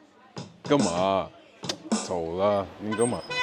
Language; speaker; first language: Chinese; non-native, learner; English